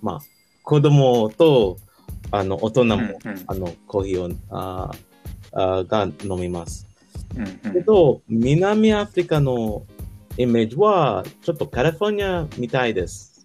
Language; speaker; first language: Japanese; non-native, learner; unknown